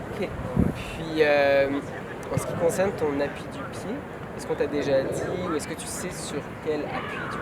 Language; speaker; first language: French; native; French